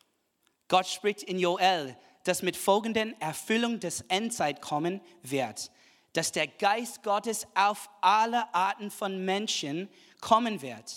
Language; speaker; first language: German; non-native, fluent; English